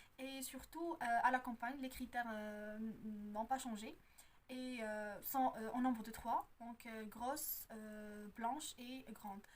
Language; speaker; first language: French; non-native, local second language; Arabic